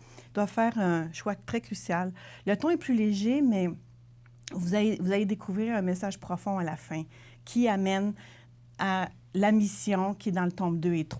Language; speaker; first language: French; native; French